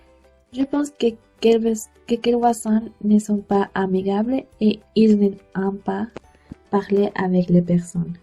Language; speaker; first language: French; non-native, learner; Spanish